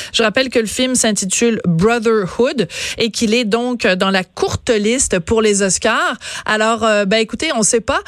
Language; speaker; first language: French; native; French